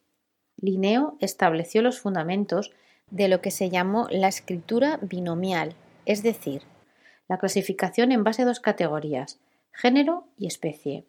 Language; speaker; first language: Spanish; native; Spanish